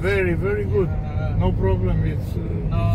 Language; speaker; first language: English; non-native, fluent; Romanian